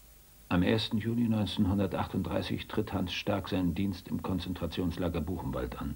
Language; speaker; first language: German; native; German